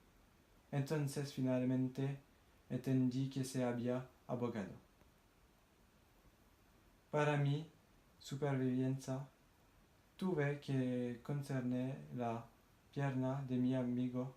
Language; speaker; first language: Spanish; non-native, learner; French